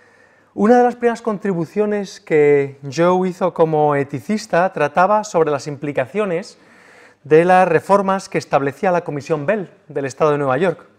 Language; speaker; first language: Spanish; native; Spanish